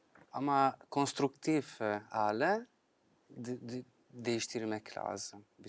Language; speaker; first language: Turkish; non-native, fluent; Italian